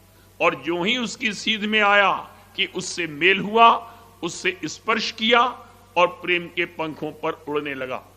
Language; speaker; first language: Hindi; native; Hindi